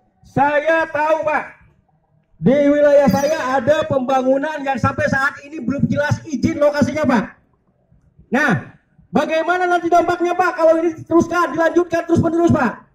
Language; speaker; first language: Indonesian; native; Indonesian